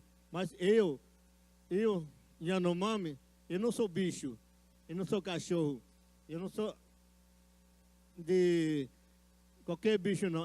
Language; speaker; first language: Portuguese; non-native, local second language; Yanomámi